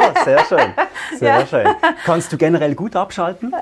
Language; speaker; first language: German; native; German